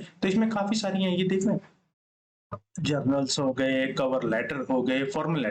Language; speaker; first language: Hindi; native; Hindi